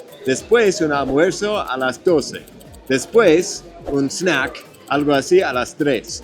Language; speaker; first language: Spanish; non-native, fluent; English